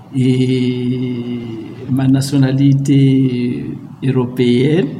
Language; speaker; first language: French; non-native, local second language; Mossi